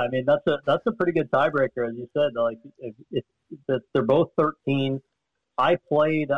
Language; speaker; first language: English; native; English